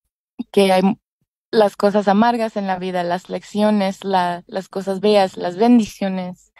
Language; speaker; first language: Spanish; early bilingual, heritage; Spanish